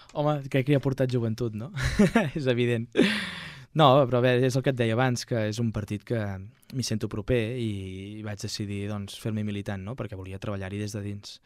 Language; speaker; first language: Catalan; native; Catalan